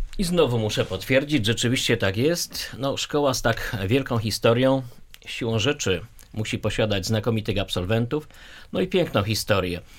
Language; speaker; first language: Polish; native; Polish